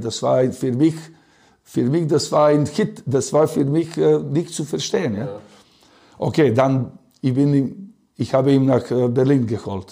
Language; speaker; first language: German; non-native, learner; Serbian